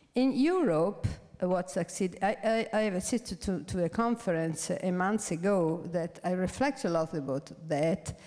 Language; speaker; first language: English; non-native, fluent; Italian